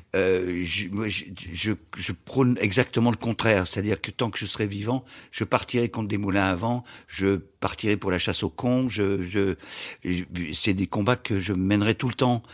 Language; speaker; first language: French; native; French